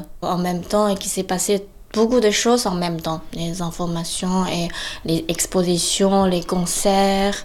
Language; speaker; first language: French; non-native, fluent; Chinese